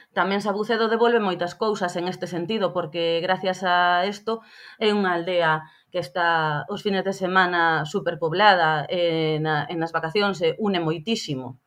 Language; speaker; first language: Galician; native; Galician